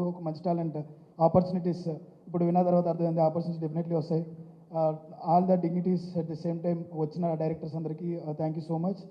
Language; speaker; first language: Telugu; native; Telugu